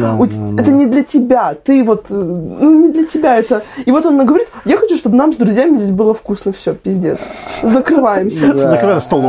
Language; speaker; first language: Russian; native; Russian